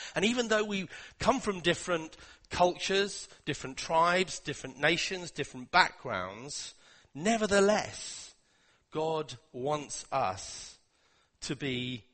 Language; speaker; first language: English; native; English